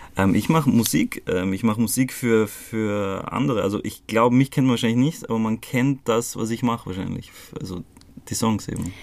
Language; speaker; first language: German; early bilingual, other home language; Croatian